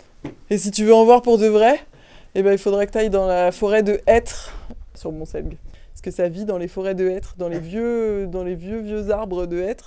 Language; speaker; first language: French; native; French